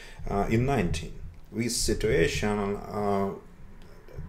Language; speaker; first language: English; non-native, learner; Russian